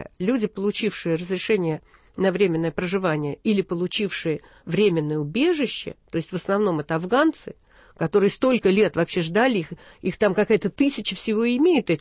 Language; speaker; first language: Russian; native; Russian